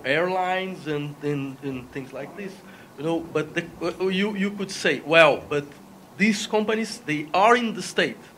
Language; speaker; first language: English; non-native, fluent; Spanish